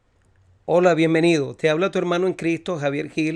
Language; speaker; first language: Spanish; native; Spanish